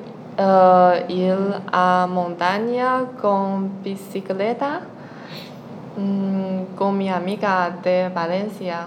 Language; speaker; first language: Spanish; non-native, learner; Chinese